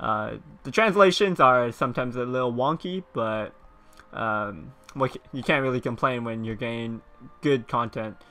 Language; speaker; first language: English; native; English